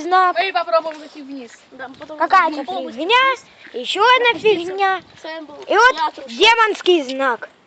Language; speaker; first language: Russian; native; Russian